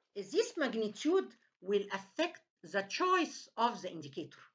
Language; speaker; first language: English; non-native, fluent; Arabic